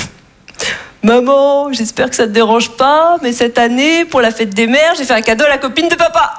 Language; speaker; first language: French; native; French